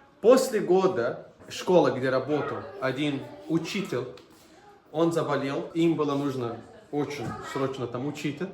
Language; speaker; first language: Russian; non-native, fluent; Portuguese